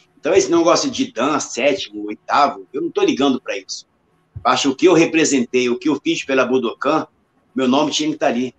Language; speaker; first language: Portuguese; native; Portuguese